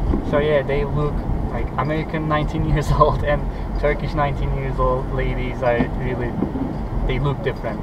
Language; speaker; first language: English; non-native, fluent; Turkish